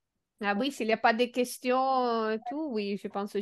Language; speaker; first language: French; non-native, fluent; Italian